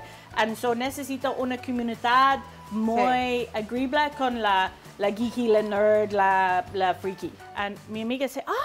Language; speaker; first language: Spanish; non-native, learner; English